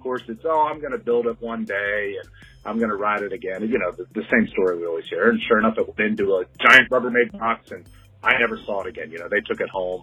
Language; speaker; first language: English; native; English